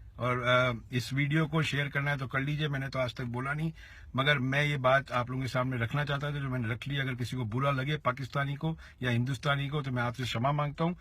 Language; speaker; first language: Hindi; native; Hindi